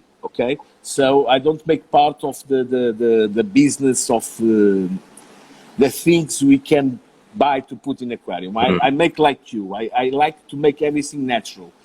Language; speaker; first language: English; non-native, learner; Portuguese